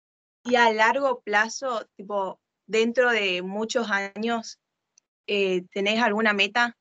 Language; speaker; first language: Spanish; native; Spanish